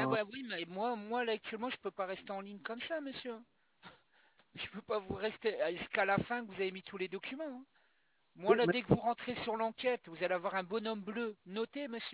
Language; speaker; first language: French; native; French